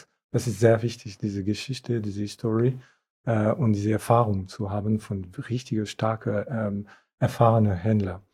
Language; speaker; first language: German; non-native, fluent; French